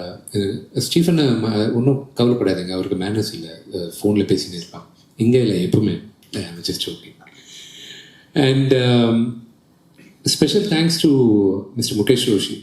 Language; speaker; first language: Tamil; early bilingual, heritage; Telugu